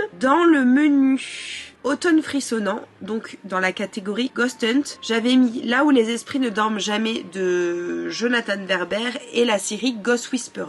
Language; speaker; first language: French; native; French